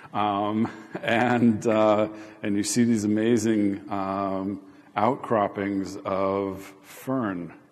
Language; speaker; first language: English; native; English